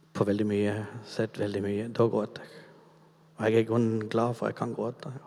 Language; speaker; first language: Norwegian; native; Norwegian